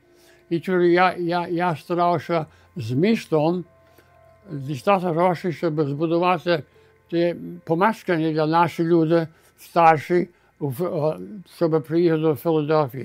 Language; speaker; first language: Ukrainian; early bilingual, heritage; Ukrainian